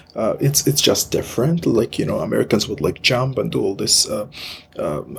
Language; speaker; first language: English; non-native, fluent; Arabic